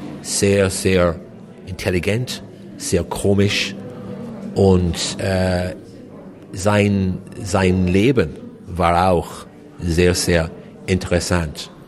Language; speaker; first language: German; non-native, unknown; English